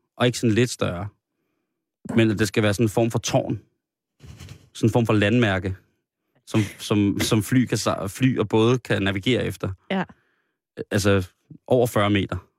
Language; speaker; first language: Danish; native; Danish